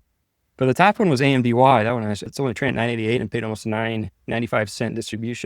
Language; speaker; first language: English; native; English